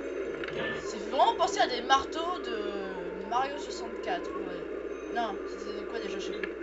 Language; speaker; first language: French; native; French